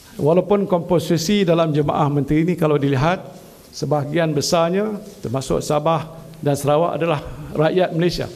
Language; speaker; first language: Malay; native; Malay